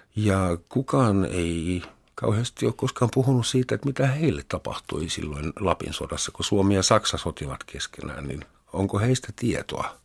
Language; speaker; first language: Finnish; non-native, fluent; German